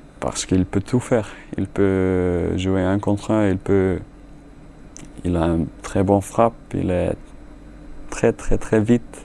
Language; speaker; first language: French; non-native, learner; Icelandic